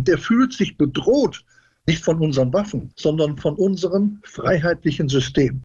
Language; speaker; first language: German; native; German